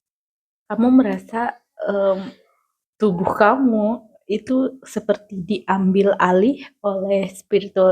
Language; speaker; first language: Indonesian; native; Indonesian